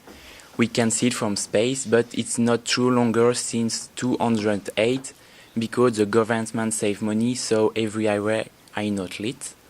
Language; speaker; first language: English; non-native, learner; French